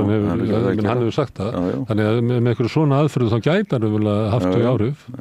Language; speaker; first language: Icelandic; native; Icelandic